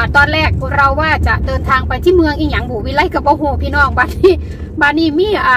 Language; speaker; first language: Thai; native; Thai